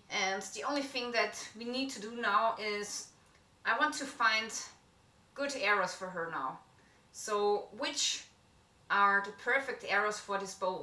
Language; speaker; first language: English; non-native, fluent; German